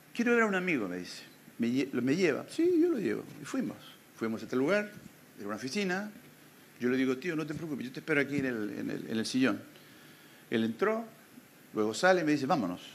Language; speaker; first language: Spanish; native; Spanish